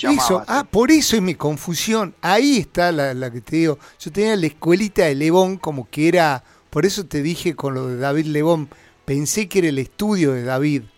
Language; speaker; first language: Spanish; native; Spanish